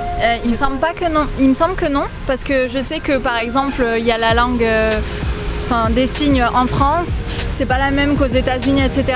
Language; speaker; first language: French; native; French